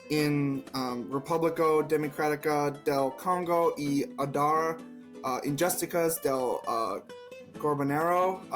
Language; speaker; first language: Spanish; non-native, learner; English